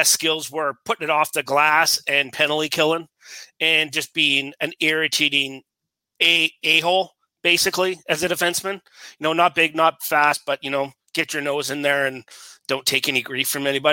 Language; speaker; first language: English; native; English